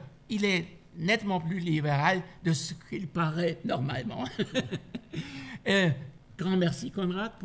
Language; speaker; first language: French; non-native, fluent; German